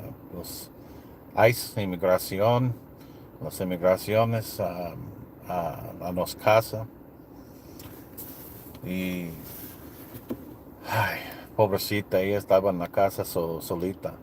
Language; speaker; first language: Spanish; non-native, learner; English